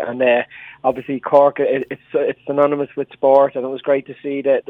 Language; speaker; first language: English; native; English